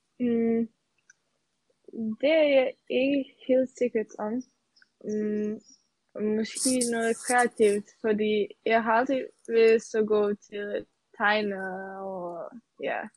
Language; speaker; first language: Danish; non-native, fluent; Serbian